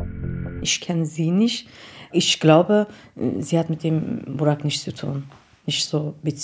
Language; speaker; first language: German; non-native, local second language; Turkish